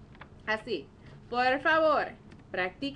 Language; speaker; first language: Spanish; non-native, fluent; English